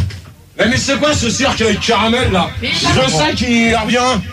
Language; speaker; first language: French; native; French